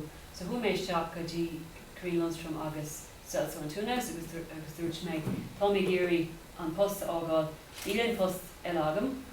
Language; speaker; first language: Irish; non-native, local second language; English